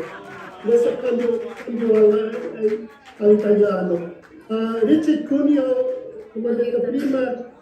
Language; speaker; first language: Italian; early bilingual, heritage; Spanish